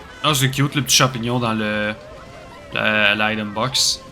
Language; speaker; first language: French; native; French